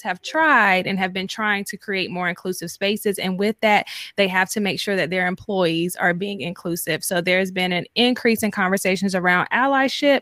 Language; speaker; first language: English; native; English